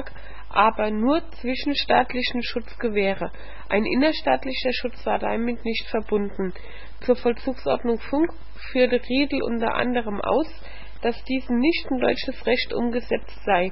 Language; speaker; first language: German; native; German